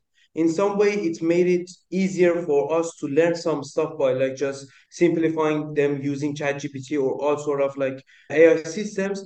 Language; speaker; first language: English; non-native, local second language; Persian